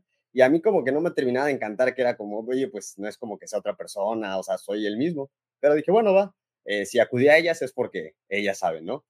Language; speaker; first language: Spanish; native; Spanish